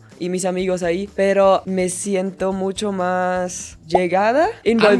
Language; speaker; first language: Spanish; non-native, fluent; German